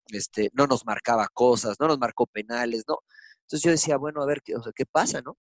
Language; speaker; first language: Spanish; early bilingual, heritage; Spanish